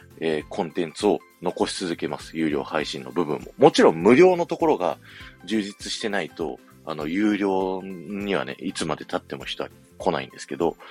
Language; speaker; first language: Japanese; native; Japanese